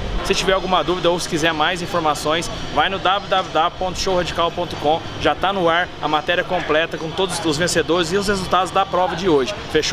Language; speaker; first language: Portuguese; native; Portuguese